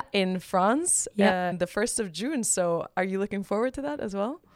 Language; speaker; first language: English; non-native, fluent; Spanish